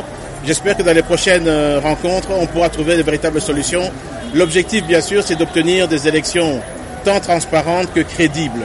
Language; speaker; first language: French; non-native, local second language; Lingala